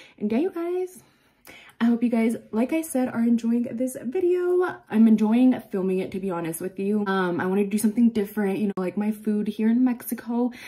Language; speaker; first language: English; early bilingual, other home language; Spanish